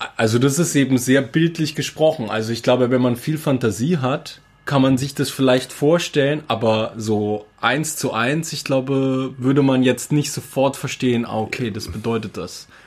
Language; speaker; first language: German; native; German